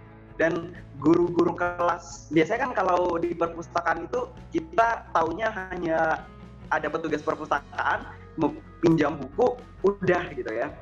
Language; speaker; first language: Indonesian; non-native, local second language; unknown